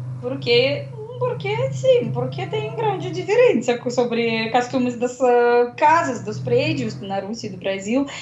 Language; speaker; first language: Portuguese; non-native, learner; Russian